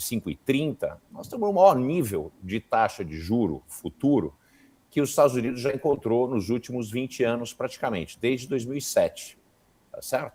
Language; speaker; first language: Portuguese; native; Portuguese